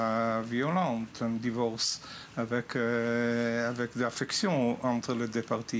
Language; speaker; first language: French; non-native, fluent; Hebrew